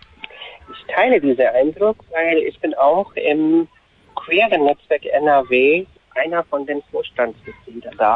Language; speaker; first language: German; non-native, fluent; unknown